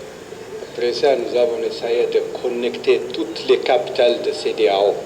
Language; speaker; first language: French; non-native, fluent; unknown